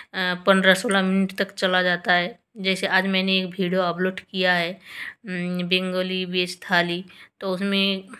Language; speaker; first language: Hindi; non-native, local second language; Bangla